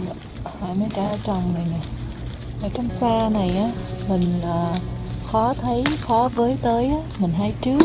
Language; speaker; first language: Vietnamese; native; Vietnamese